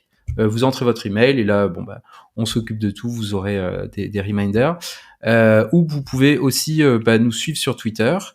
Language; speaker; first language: French; native; French